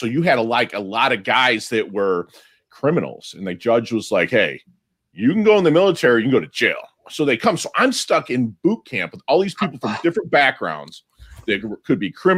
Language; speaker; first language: English; native; English